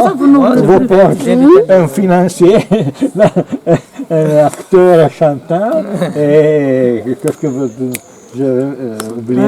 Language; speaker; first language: French; non-native, learner; Italian